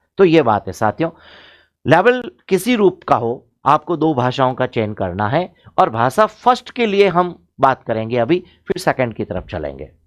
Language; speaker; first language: Hindi; native; Hindi